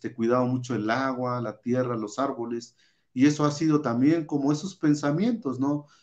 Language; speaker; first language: Spanish; non-native, local second language; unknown